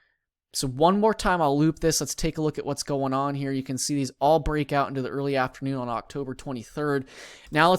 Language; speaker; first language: English; native; English